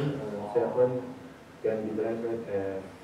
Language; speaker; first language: English; non-native, learner; Indonesian